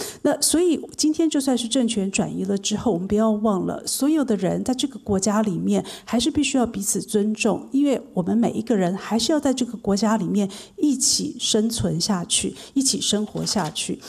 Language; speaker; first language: Chinese; native; Chinese